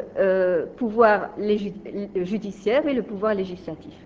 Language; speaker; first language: French; native; French